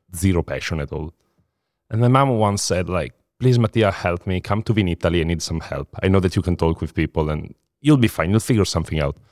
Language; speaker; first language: English; non-native, fluent; Italian